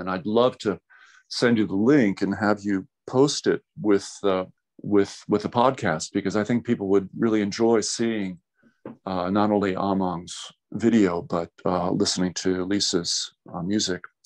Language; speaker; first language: English; native; English